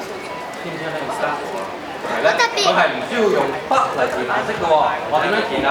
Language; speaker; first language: Cantonese; native; Cantonese